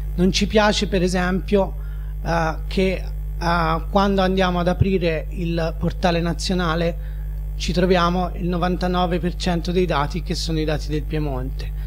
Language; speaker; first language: Italian; native; Italian